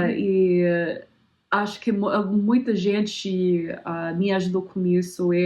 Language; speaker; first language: Portuguese; non-native, fluent; English